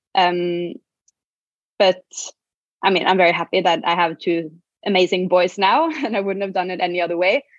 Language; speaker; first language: English; non-native, fluent; Norwegian